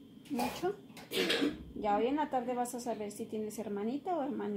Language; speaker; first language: Spanish; early bilingual, heritage; Spanish